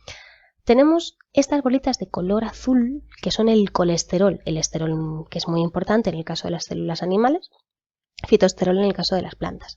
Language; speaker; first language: Spanish; native; Spanish